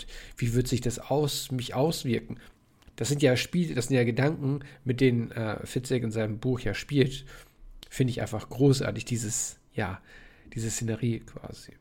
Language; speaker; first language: German; native; German